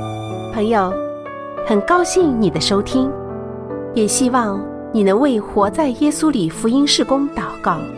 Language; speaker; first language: Chinese; native; Chinese